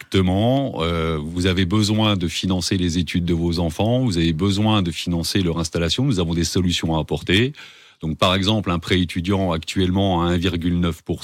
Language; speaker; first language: French; native; French